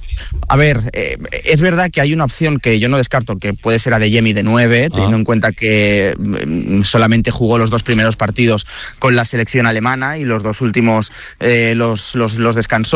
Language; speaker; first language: Spanish; native; Spanish